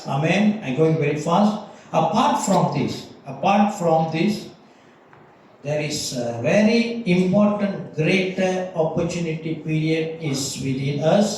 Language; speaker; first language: English; non-native, local second language; Tamil